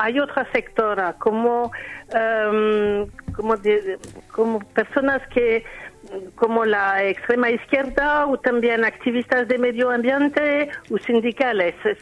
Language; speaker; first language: Spanish; non-native, learner; French